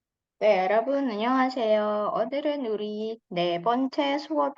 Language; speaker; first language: Korean; non-native, fluent; Indonesian